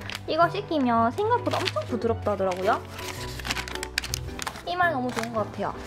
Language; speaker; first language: Korean; native; Korean